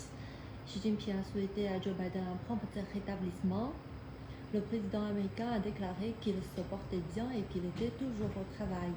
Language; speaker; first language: French; non-native, fluent; Chinese